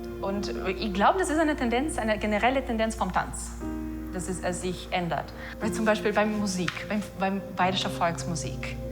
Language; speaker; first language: German; non-native, fluent; Portuguese